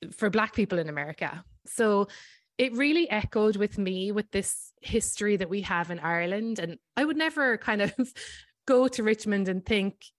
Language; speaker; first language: English; native; English